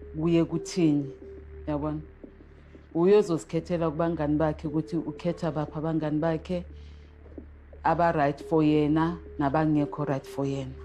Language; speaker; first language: Zulu; native; Zulu